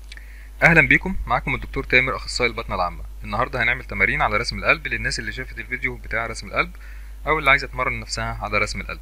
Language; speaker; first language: Arabic; native; Arabic